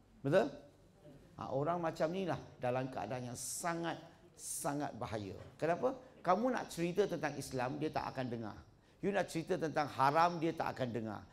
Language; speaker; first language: Malay; non-native, local second language; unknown